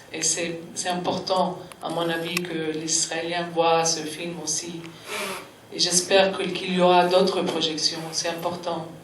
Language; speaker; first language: French; non-native, fluent; Arabic